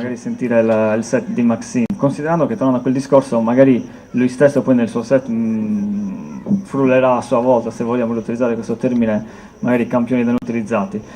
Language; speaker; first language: Italian; native; Italian